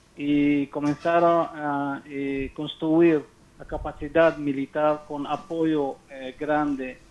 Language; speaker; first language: Spanish; non-native, learner; Hebrew